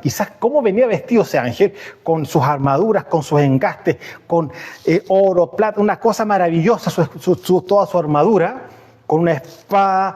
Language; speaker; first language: Spanish; native; Spanish